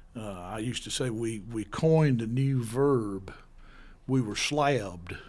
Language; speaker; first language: English; native; English